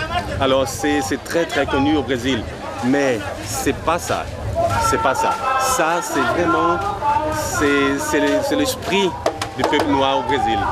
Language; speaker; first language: French; non-native, learner; Portuguese